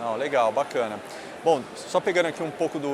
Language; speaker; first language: Portuguese; native; Portuguese